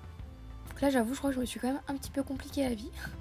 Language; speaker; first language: French; native; French